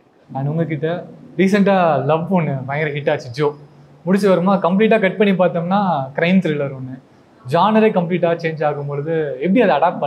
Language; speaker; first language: Tamil; native; Tamil